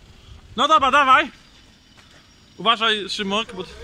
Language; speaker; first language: Polish; native; Polish